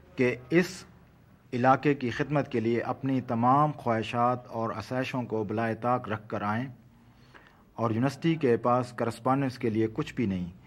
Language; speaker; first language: Urdu; non-native, local second language; Saraiki